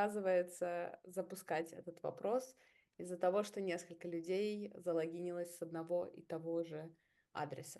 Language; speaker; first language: Russian; native; Russian